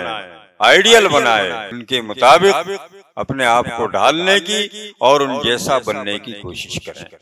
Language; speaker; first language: Urdu; native; Urdu